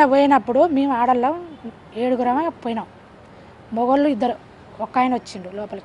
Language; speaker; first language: Telugu; native; Telugu